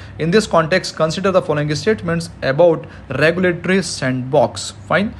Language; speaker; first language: English; non-native, local second language; Hindi